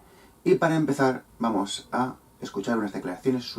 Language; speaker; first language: Spanish; native; Spanish